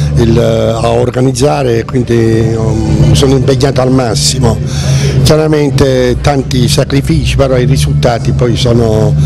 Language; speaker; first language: Italian; native; Italian